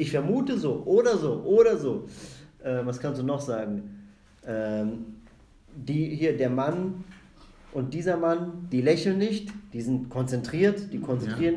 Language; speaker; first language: German; non-native, fluent; Arabic